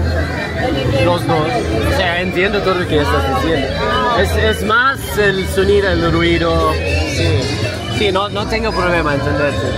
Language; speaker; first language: Spanish; non-native, fluent; Swedish